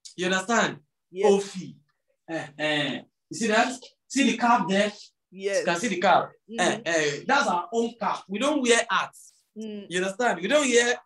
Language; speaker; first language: English; non-native, local second language; Yoruba